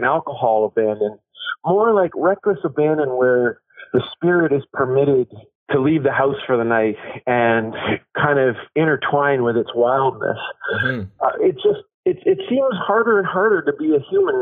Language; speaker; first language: English; native; English